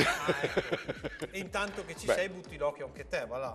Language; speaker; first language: Italian; native; Italian